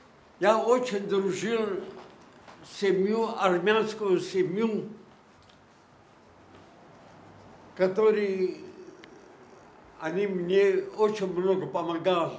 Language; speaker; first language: Russian; non-native, local second language; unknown